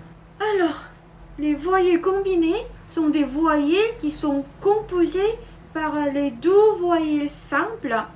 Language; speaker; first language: French; non-native, fluent; Korean